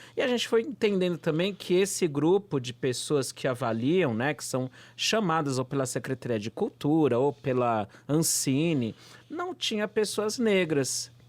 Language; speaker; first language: Portuguese; native; Portuguese